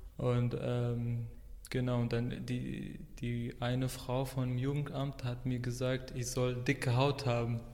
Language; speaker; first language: German; non-native, fluent; Arabic